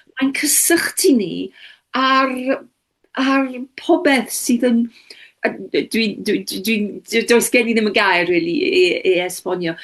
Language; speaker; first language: Welsh; non-native, local second language; English